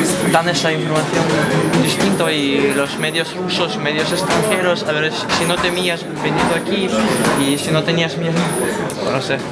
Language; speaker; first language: Spanish; non-native, fluent; Russian